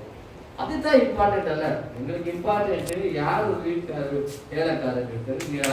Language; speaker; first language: Tamil; non-native, learner; Kannada